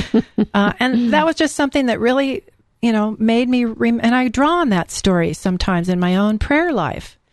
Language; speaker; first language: English; native; English